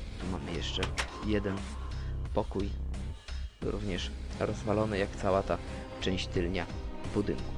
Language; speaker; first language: Polish; native; Polish